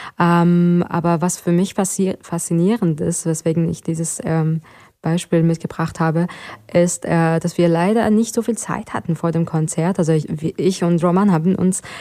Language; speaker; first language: German; non-native, fluent; Persian